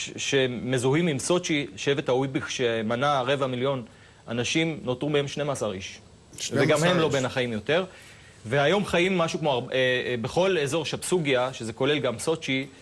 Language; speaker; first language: Hebrew; non-native, local second language; Adyghe